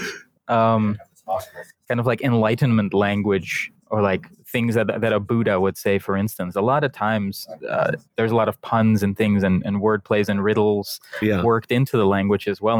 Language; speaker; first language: English; non-native, fluent; Dutch